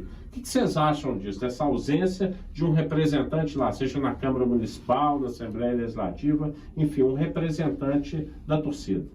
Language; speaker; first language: Portuguese; native; Portuguese